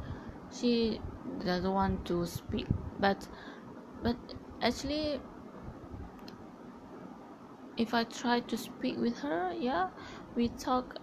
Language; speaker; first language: English; non-native, learner; Malay